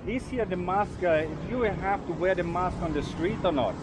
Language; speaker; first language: English; non-native, learner; German